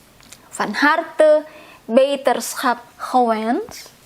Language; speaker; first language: Dutch; non-native, fluent; Indonesian